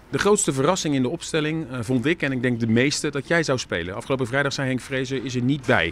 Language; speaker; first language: Dutch; native; Dutch